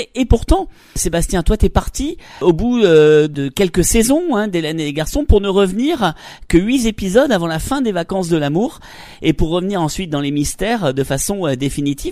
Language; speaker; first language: French; native; French